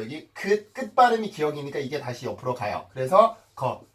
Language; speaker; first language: Korean; native; Korean